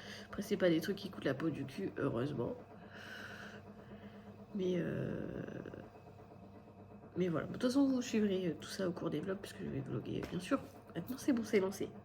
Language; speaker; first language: French; native; French